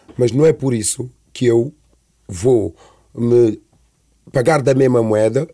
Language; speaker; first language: Portuguese; early bilingual, other home language; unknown